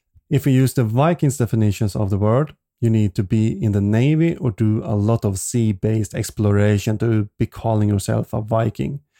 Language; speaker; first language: English; non-native, fluent; Swedish